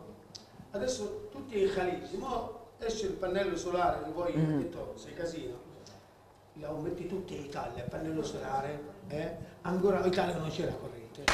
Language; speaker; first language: Italian; non-native, learner; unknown